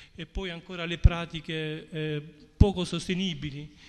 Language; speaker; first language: Italian; native; Italian